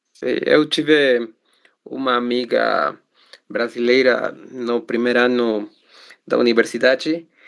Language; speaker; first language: Portuguese; non-native, learner; Spanish